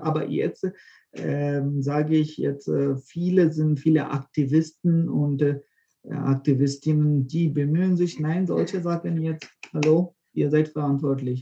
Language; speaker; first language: German; non-native, fluent; Konkani